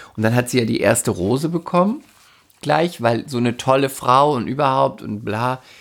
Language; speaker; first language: German; non-native, fluent; Spanish